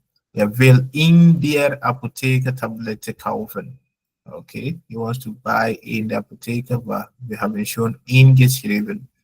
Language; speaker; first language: German; non-native, fluent; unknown